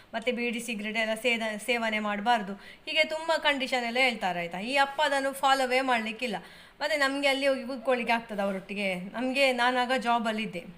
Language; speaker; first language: Kannada; native; Kannada